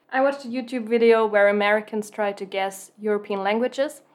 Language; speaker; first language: English; non-native, fluent; German